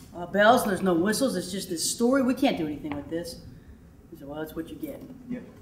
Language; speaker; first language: English; native; English